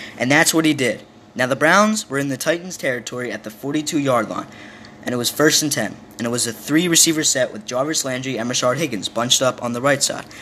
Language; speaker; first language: English; native; English